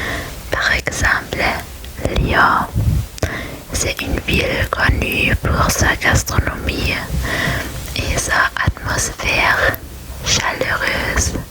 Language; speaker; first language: French; non-native, learner; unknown